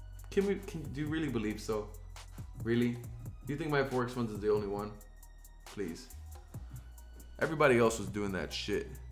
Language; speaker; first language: English; early bilingual, other home language; Spanish